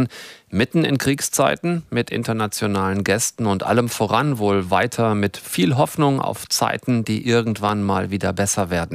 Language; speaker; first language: German; native; German